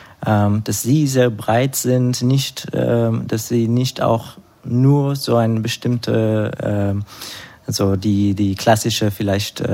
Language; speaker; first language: German; non-native, fluent; Hebrew